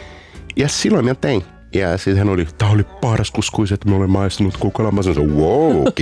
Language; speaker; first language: Finnish; non-native, fluent; Portuguese